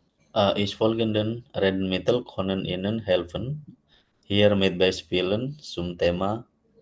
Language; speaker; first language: German; non-native, learner; Indonesian